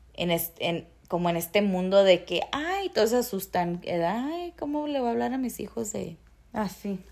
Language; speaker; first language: Spanish; early bilingual, heritage; Spanish